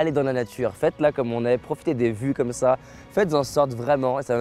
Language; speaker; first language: French; native; French